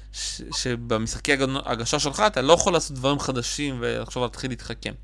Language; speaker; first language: Hebrew; early bilingual, other home language; Russian